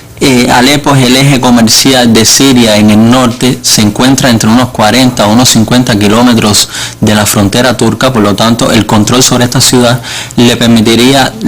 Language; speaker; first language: Spanish; native; Spanish